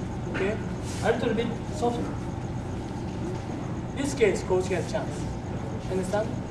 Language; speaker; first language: English; non-native, learner; Japanese